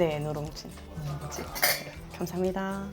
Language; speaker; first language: Korean; non-native, learner; German